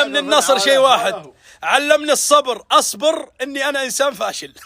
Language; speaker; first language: Arabic; native; Arabic